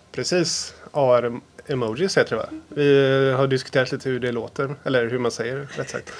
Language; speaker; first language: Swedish; native; Swedish